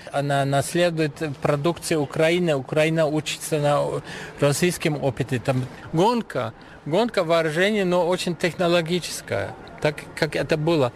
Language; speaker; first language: Russian; non-native, fluent; German